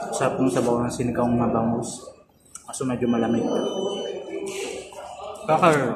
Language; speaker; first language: Filipino; native; Filipino